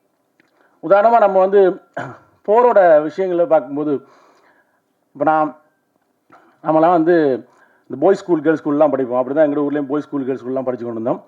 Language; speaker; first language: Tamil; native; Tamil